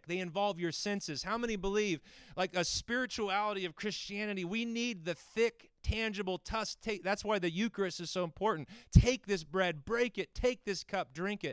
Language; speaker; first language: English; native; English